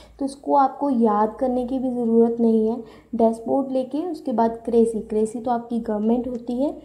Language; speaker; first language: Hindi; native; Hindi